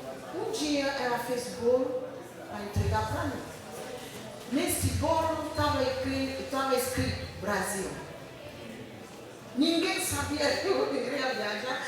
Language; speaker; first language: Portuguese; non-native, learner; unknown